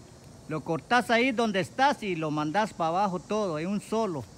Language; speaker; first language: Spanish; native; Spanish